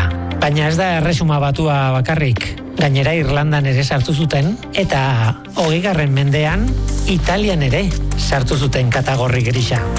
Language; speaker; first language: Basque; native; Basque